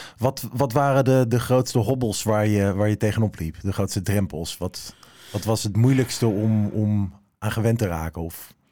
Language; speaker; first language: Dutch; native; Dutch